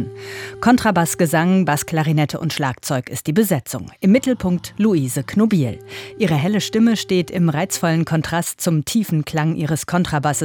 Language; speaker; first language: German; native; German